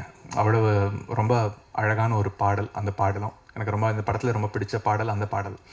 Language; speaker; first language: Tamil; native; Tamil